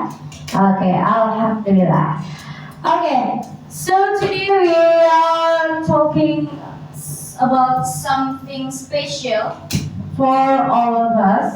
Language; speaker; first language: English; non-native, learner; Indonesian